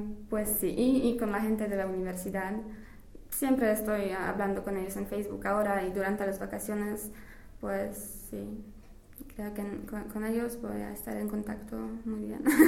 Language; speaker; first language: Spanish; non-native, fluent; English